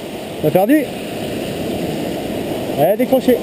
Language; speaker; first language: French; native; French